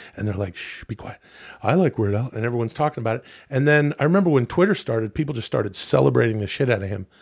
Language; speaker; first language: English; native; English